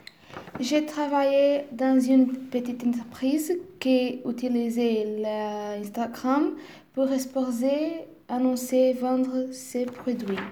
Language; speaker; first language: French; non-native, learner; Portuguese